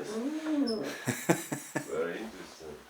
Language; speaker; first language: English; non-native, learner; Russian